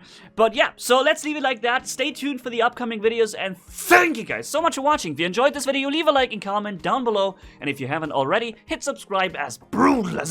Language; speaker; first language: English; non-native, fluent; German